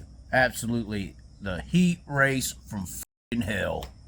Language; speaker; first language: English; native; English